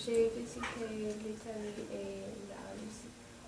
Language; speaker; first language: French; non-native, learner; English